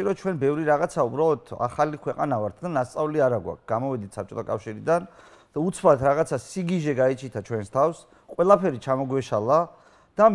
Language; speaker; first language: Georgian; native; Georgian